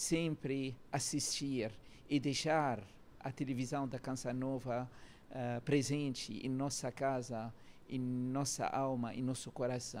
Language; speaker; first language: Portuguese; non-native, learner; Arabic